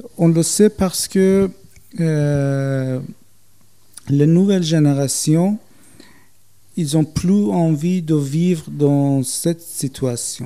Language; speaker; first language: French; non-native, fluent; Persian